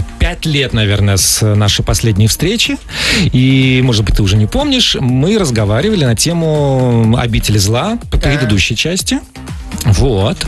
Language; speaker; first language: Russian; native; Russian